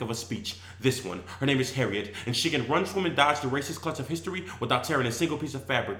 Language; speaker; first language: English; native; English